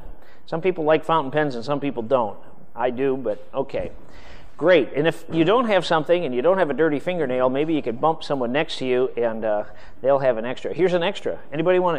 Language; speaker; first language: English; native; English